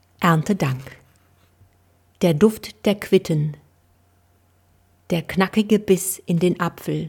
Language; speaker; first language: German; native; German